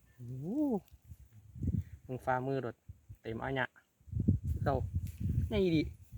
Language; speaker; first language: Thai; native; Thai